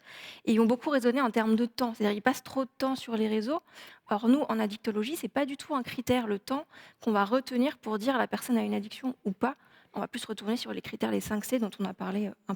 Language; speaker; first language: French; native; French